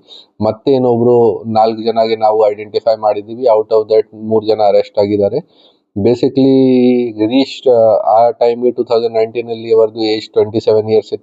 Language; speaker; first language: Kannada; non-native, fluent; Hindi